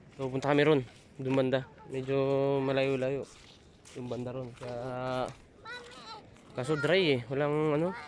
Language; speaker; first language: Filipino; native; Filipino